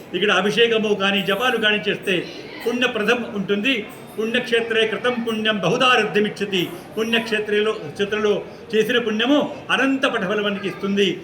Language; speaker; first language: Telugu; non-native, fluent; Marathi